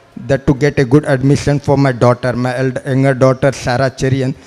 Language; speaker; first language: English; non-native, local second language; Malayalam